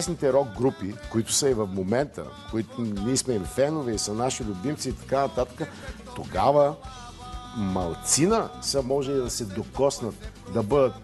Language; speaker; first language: Bulgarian; native; Bulgarian